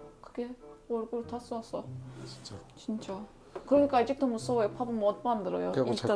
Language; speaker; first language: Korean; non-native, learner; Turkish